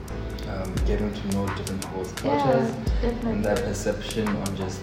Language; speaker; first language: English; non-native, local second language; Tswana